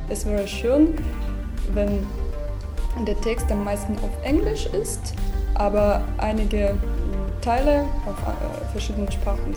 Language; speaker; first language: German; non-native, fluent; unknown